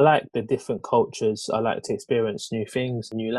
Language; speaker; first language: English; early bilingual, other home language; Lingala